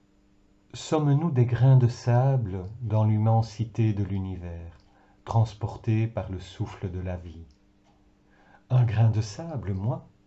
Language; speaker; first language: French; native; French